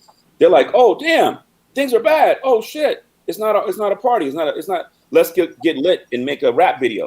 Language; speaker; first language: English; native; English